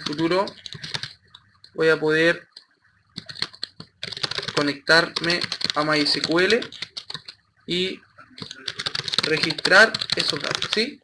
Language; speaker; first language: Spanish; native; Spanish